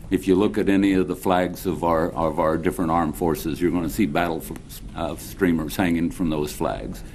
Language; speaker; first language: English; native; English